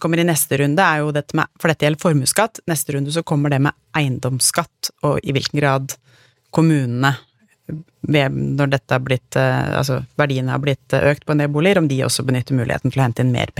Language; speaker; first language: Norwegian; native; Norwegian